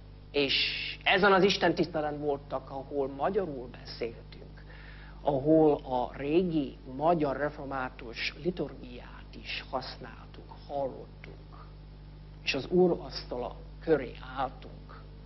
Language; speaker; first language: Hungarian; non-native, fluent; English